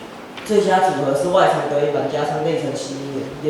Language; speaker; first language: Chinese; native; Chinese